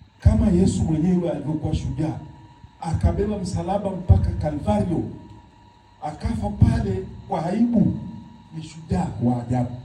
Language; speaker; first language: Swahili; native; Swahili